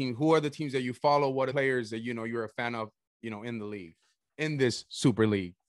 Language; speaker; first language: English; early bilingual, other home language; Spanish